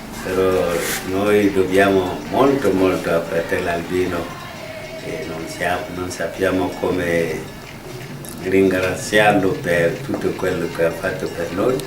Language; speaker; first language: Italian; non-native, fluent; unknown